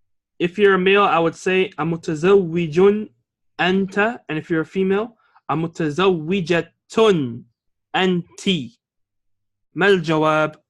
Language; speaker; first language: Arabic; non-native, fluent; English